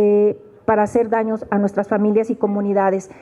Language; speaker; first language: Spanish; native; Spanish